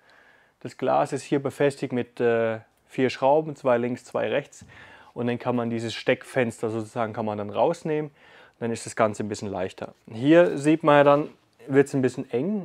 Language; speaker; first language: German; native; German